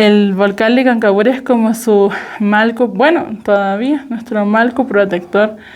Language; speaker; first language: Spanish; native; Spanish